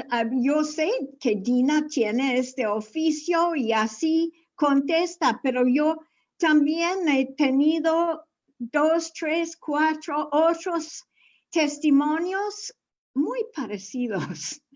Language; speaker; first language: Spanish; non-native, fluent; English